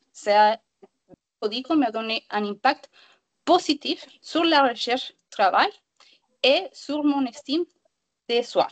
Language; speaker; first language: French; non-native, learner; Spanish